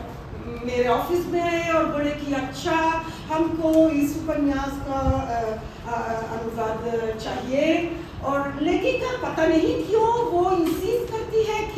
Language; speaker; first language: Hindi; non-native, fluent; Italian